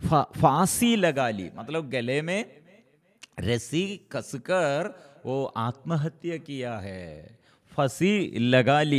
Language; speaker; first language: Hindi; non-native, local second language; Malayalam